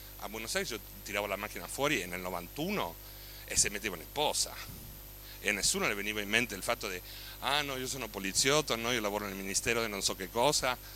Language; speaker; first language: Italian; non-native, fluent; Spanish